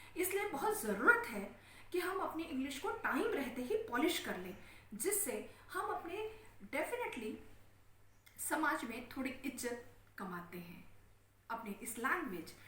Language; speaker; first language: Hindi; native; Hindi